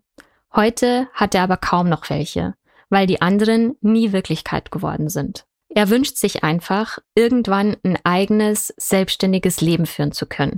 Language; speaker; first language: German; native; German